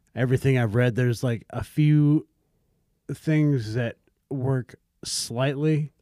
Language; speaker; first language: English; native; English